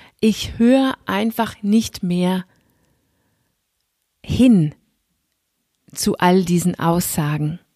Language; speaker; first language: German; non-native, fluent; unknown